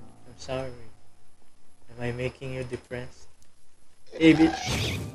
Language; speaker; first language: English; non-native, local second language; Filipino